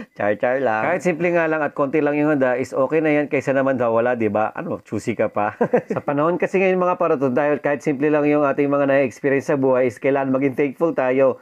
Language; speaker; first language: Filipino; non-native, local second language; Bikol